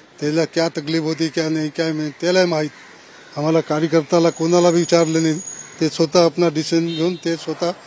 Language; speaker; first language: Marathi; non-native, local second language; Urdu